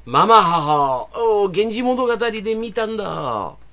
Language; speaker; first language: Japanese; non-native, fluent; English